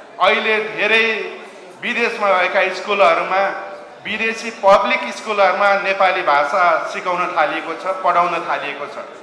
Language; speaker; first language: Nepali; native; Nepali